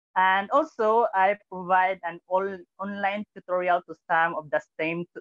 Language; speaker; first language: English; non-native, local second language; Cebuano